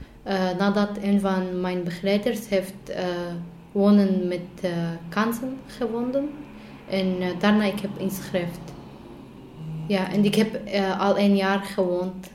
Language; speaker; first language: Dutch; non-native, learner; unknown